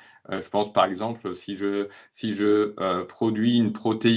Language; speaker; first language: French; native; French